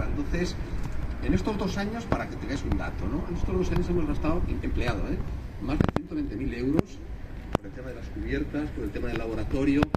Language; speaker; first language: Spanish; native; Spanish